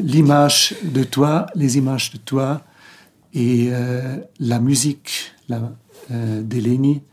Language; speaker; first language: French; non-native, local second language; German